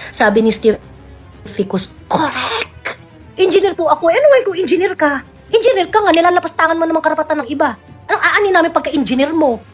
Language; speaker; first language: Filipino; native; Filipino